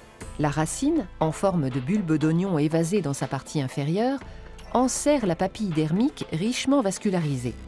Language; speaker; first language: French; native; French